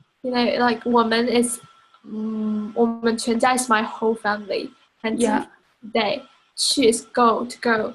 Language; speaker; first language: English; non-native, fluent; Chinese